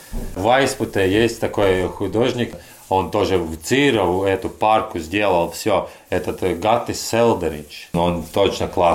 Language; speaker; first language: Russian; non-native, local second language; Latvian